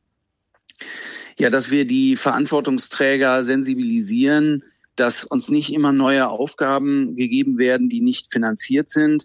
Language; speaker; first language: German; native; German